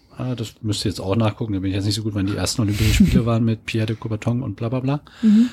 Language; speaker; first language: German; native; German